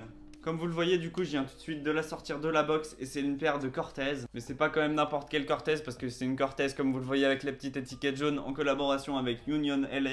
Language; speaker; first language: French; native; French